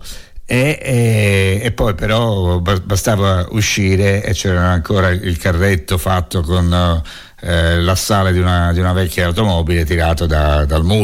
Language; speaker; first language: Italian; native; Italian